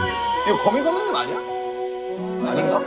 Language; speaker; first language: Korean; native; Korean